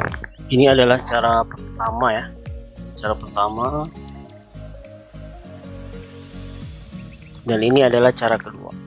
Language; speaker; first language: Indonesian; native; Indonesian